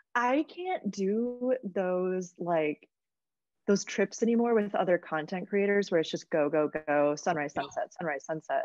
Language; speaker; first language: English; native; English